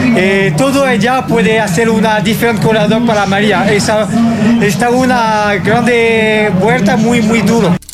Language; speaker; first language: Spanish; non-native, learner; French